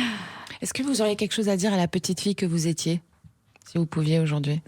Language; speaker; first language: French; native; French